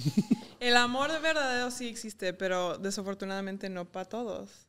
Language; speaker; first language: Spanish; early bilingual, heritage; Spanish